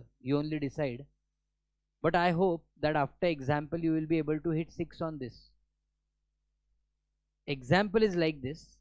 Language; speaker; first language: English; non-native, local second language; Hindi